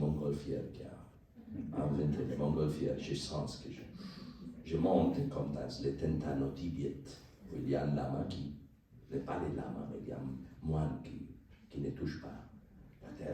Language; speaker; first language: French; non-native, learner; Spanish